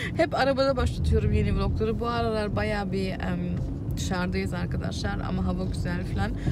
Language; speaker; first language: Turkish; early bilingual, heritage; Turkish